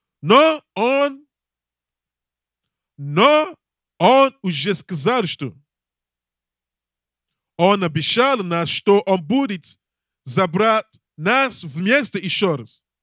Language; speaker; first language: Russian; non-native, learner; English